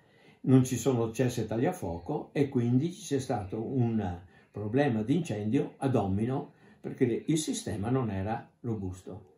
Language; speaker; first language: Italian; native; Italian